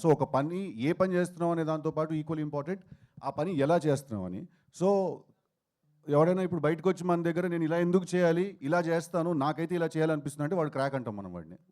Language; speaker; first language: Telugu; native; Telugu